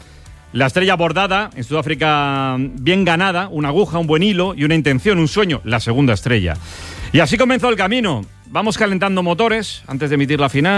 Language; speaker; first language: Spanish; native; Spanish